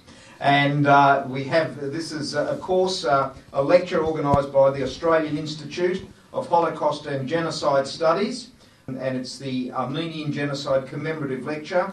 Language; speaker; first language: English; native; English